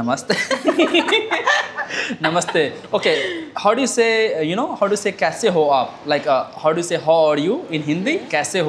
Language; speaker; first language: English; non-native, local second language; Hindi